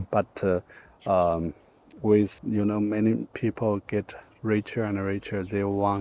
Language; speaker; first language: English; non-native, learner; Chinese